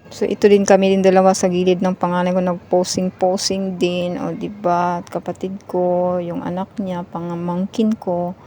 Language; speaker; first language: Filipino; non-native, local second language; Cebuano